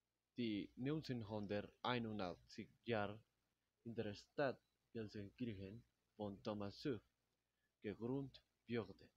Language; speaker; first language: German; non-native, learner; Spanish